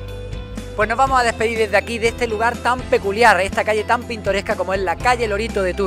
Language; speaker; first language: Spanish; native; Spanish